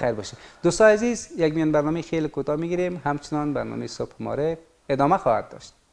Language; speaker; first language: Persian; native; Persian